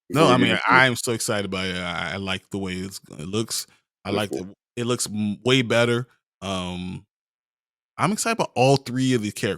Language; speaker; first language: English; native; English